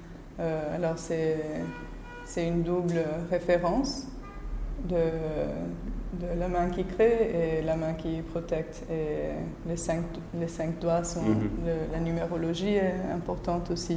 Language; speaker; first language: French; non-native, fluent; Spanish